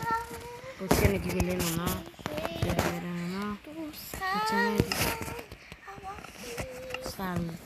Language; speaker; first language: Italian; early bilingual, other home language; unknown